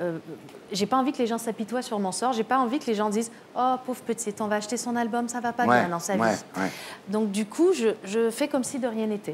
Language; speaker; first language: French; native; French